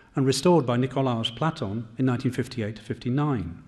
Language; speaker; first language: English; native; English